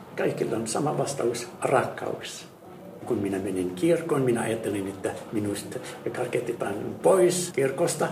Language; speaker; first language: Finnish; non-native, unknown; Arabic